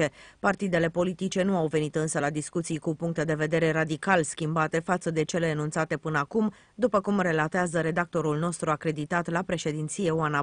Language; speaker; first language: Romanian; native; Romanian